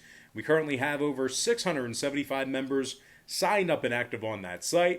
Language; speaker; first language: English; native; English